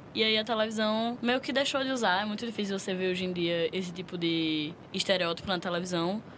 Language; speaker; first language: Portuguese; native; Portuguese